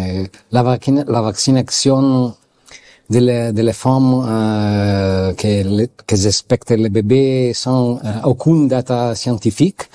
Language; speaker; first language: French; non-native, learner; Italian